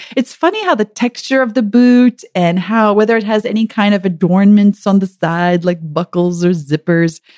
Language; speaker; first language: English; native; English